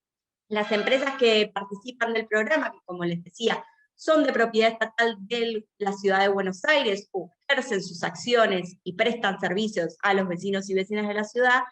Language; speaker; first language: Spanish; native; Spanish